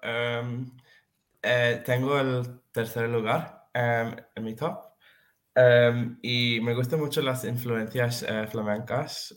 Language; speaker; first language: Spanish; non-native, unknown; English